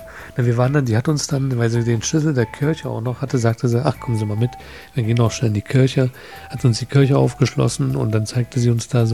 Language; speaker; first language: German; native; German